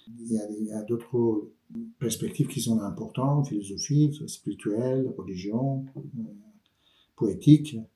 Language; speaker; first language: French; non-native, fluent; Persian